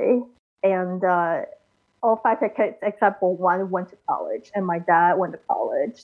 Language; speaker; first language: English; early bilingual, other home language; Chinese